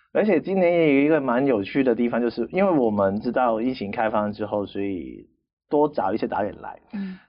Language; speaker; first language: Chinese; non-native, local second language; Cantonese